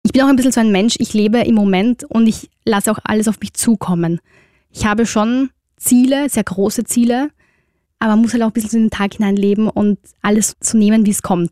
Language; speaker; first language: German; native; German